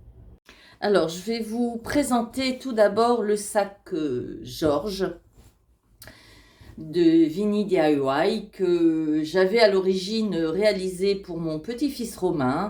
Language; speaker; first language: French; native; French